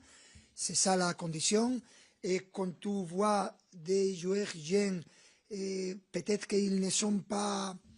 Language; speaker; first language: French; non-native, learner; Spanish